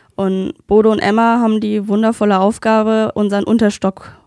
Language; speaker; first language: German; native; German